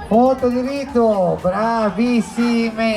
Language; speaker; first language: Italian; native; Italian